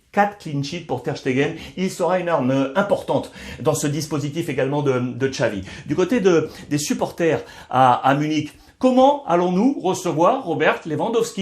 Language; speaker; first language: French; native; French